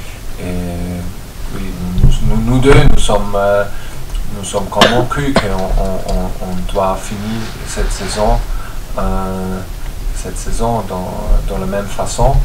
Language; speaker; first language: French; non-native, fluent; German